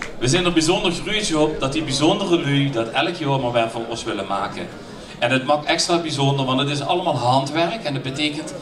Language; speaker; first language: Dutch; non-native, local second language; Limburgish